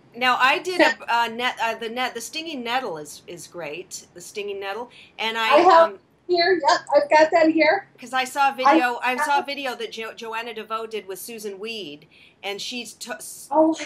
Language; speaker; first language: English; native; English